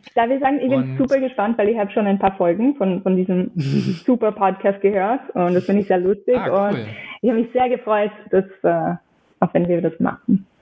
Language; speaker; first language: German; non-native, fluent; English